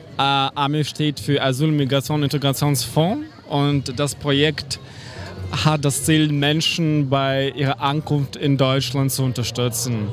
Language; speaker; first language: German; non-native, fluent; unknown